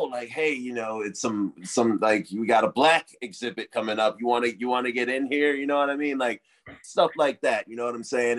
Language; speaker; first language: English; native; English